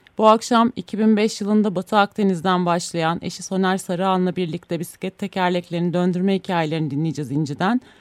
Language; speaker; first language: Turkish; native; Turkish